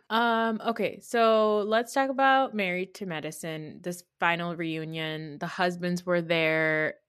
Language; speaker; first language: English; early bilingual, other home language; Hindi